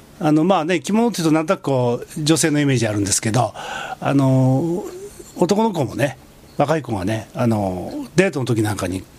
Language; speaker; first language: Japanese; native; Japanese